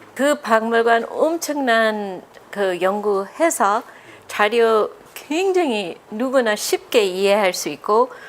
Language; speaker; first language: Korean; non-native, fluent; English